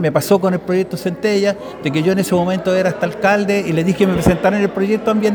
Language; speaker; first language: Spanish; native; Spanish